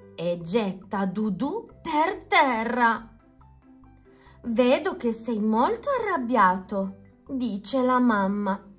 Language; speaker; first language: Italian; native; Italian